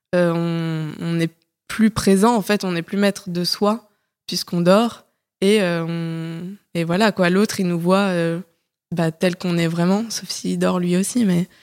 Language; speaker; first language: French; native; French